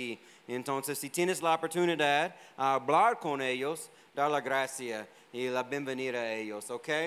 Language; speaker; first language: Spanish; non-native, fluent; English